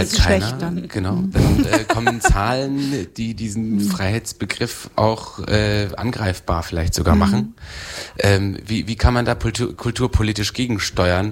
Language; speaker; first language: German; native; German